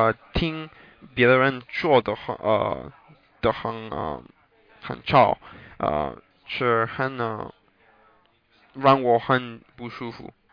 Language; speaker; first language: Chinese; non-native, learner; English